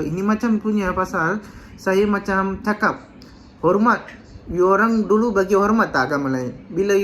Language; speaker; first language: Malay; non-native, local second language; Tamil